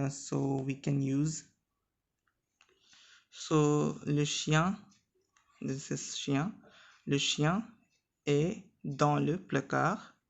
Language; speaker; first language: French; non-native, learner; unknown